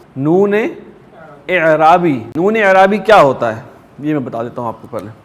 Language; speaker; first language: Urdu; native; Urdu